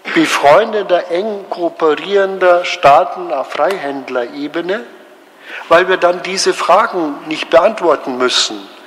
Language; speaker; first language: German; native; German